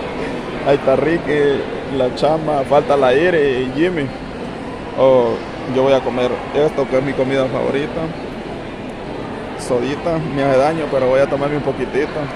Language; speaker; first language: Spanish; native; Spanish